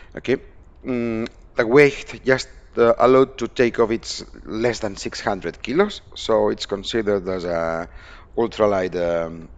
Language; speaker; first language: English; non-native, fluent; Spanish